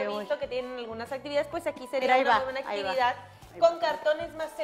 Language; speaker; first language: Spanish; native; Spanish